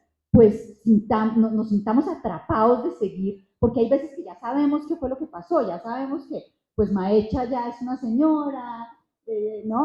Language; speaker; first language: Spanish; native; Spanish